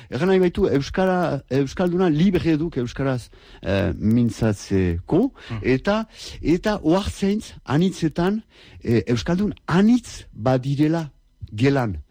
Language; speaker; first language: Basque; native; Basque